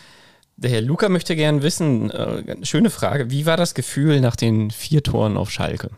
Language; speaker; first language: German; native; German